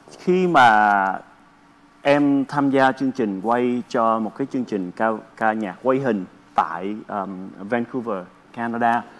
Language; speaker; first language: Vietnamese; early bilingual, heritage; Vietnamese